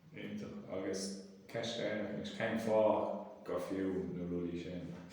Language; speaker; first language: Irish; non-native, local second language; English